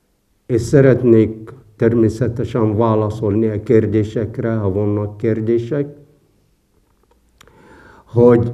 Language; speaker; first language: Hungarian; non-native, fluent; Arabic